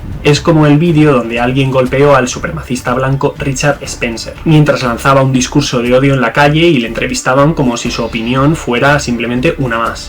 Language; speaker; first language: Spanish; native; Spanish